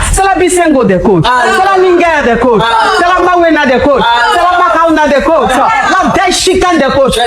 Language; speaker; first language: French; non-native, local second language; Lingala